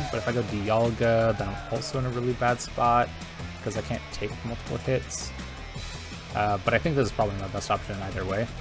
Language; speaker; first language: English; native; English